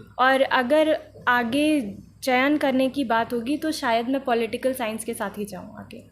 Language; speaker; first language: Hindi; native; Hindi